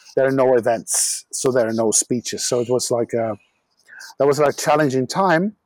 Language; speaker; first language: English; non-native, fluent; German